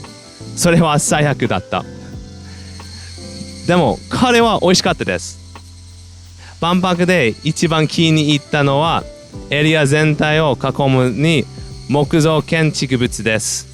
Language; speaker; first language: Japanese; non-native, fluent; English